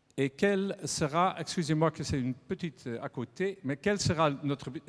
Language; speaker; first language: French; non-native, fluent; Dutch